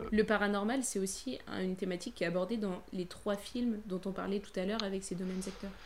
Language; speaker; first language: French; native; French